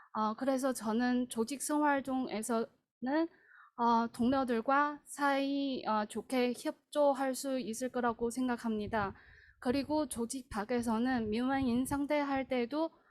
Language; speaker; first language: Korean; non-native, fluent; Chinese